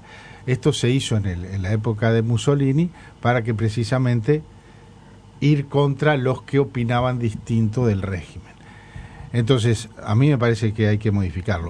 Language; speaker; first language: Spanish; native; Spanish